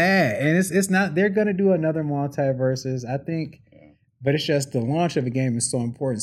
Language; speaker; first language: English; native; English